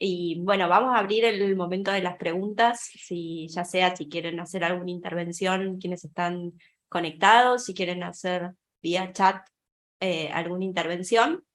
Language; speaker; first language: Spanish; native; Spanish